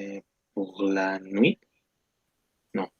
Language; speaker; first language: French; non-native, learner; Spanish